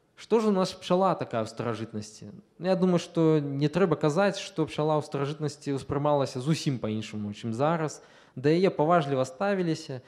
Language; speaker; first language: Russian; non-native, local second language; Belarusian